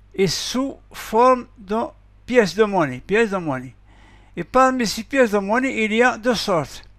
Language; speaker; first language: French; non-native, local second language; Arabic